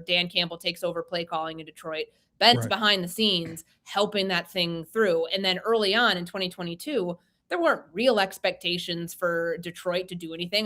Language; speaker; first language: English; native; English